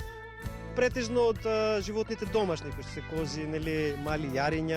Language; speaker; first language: Macedonian; native; Macedonian